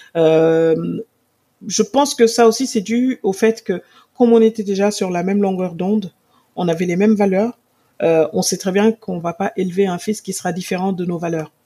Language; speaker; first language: French; non-native, local second language; Wolof